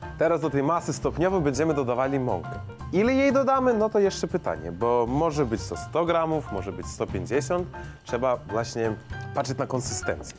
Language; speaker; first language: Polish; native; Polish